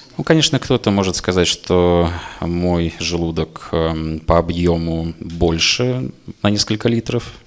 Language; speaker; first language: Russian; native; Russian